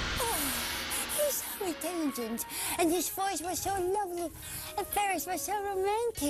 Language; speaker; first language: English; non-native, learner; Dutch